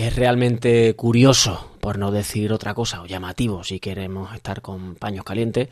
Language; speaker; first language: Spanish; native; Spanish